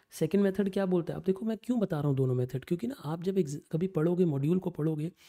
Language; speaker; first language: Hindi; native; Hindi